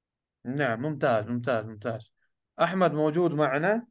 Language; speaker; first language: Arabic; non-native, fluent; Urdu